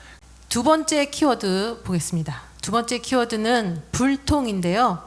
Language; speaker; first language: Korean; native; Korean